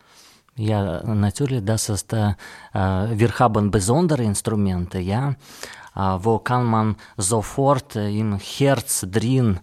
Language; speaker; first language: German; non-native, learner; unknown